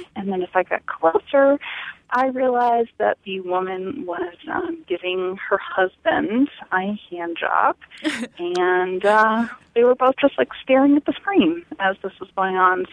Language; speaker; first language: English; native; English